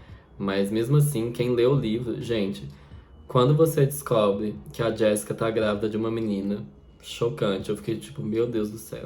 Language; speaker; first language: Portuguese; native; Portuguese